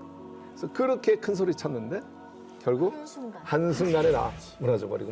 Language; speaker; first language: Korean; native; Korean